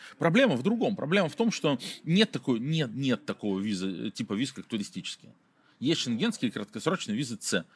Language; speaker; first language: Russian; native; Russian